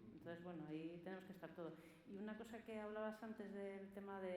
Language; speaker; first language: Spanish; native; Spanish